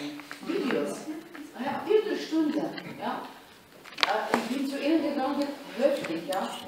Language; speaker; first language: German; non-native, learner; Arabic